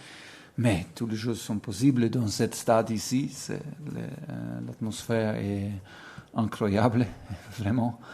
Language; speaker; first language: French; non-native, fluent; German